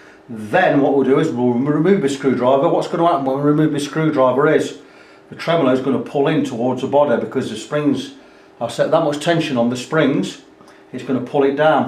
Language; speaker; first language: English; native; English